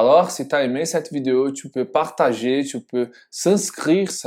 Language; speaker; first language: French; non-native, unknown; Portuguese